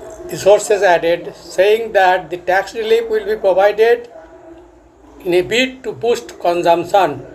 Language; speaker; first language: English; non-native, local second language; Bangla